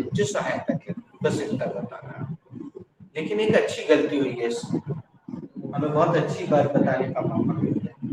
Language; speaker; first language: Hindi; native; Hindi